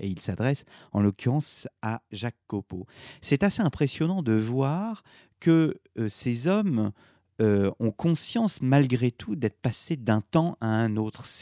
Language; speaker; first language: French; native; French